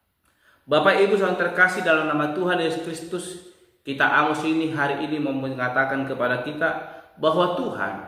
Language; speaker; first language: Indonesian; native; Indonesian